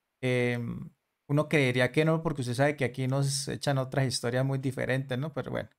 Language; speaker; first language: Spanish; native; Spanish